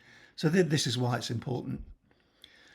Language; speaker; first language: English; native; English